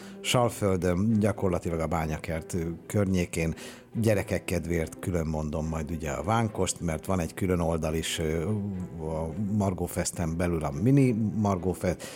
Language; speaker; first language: Hungarian; native; Hungarian